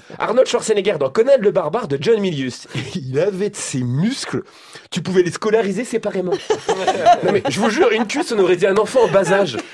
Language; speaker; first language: French; native; French